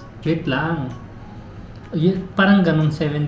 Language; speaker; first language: Filipino; non-native, learner; Hindi